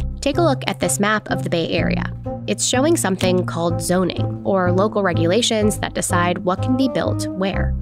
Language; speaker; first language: English; native; English